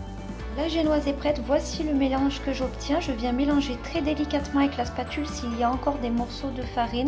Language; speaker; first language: French; native; French